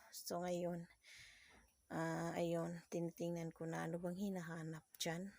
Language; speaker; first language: Filipino; non-native, local second language; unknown